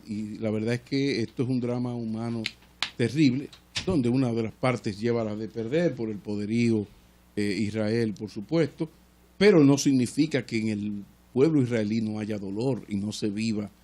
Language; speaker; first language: Spanish; native; Spanish